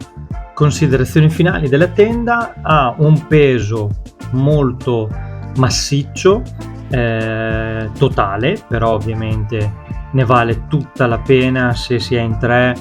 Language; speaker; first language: Italian; native; Italian